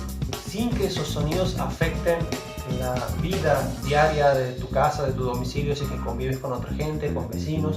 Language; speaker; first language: Spanish; native; Spanish